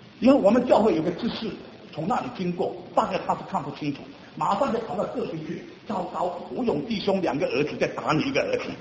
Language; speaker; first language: Chinese; native; Chinese